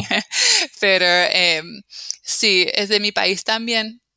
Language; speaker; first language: Spanish; non-native, fluent; English